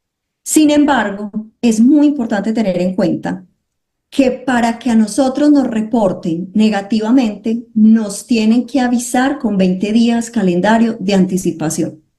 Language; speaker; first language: Spanish; native; Spanish